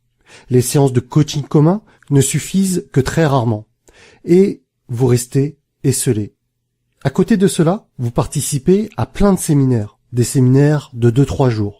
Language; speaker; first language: French; native; French